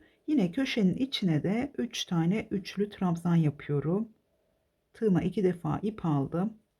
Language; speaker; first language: Turkish; native; Turkish